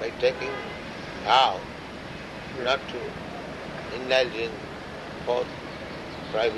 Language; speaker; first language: English; non-native, learner; Japanese